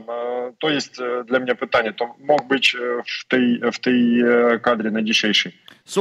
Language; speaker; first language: Polish; non-native, learner; Russian